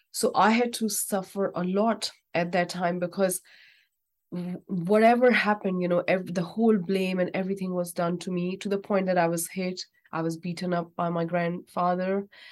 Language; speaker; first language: English; non-native, local second language; Urdu